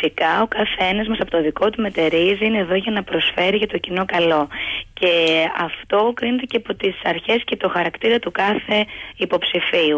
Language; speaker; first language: Greek; native; Greek